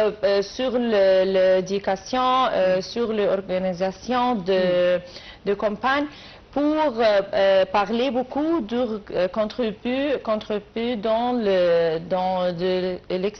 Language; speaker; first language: French; non-native, learner; Arabic